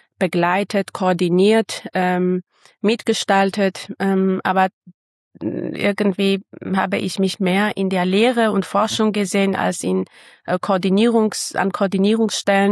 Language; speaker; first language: German; non-native, fluent; Armenian